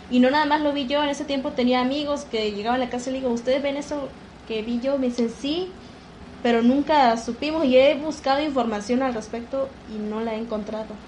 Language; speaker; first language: Spanish; native; Spanish